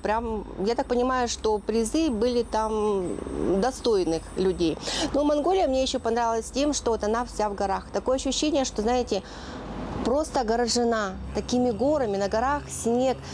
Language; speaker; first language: Russian; native; Russian